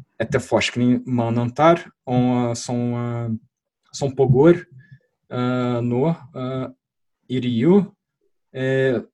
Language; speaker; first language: Norwegian; non-native, fluent; Portuguese